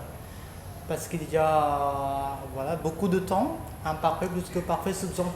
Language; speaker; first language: French; non-native, fluent; Khmer